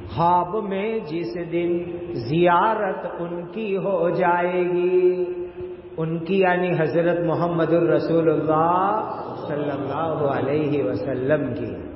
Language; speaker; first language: Urdu; non-native, local second language; Gujarati